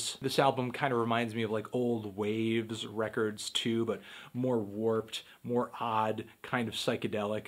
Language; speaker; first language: English; native; English